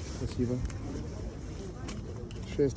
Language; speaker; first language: Russian; non-native, learner; Bulgarian